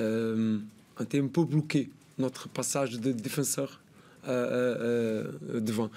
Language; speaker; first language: French; non-native, learner; Portuguese